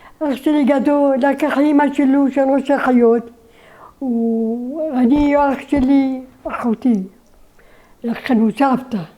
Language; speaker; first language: Hebrew; non-native, learner; Arabic